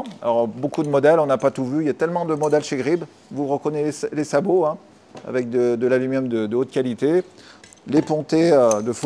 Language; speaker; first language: French; native; French